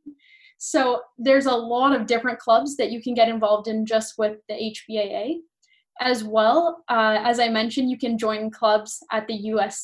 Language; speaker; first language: English; native; English